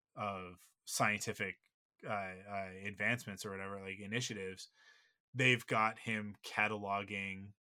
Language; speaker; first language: English; native; English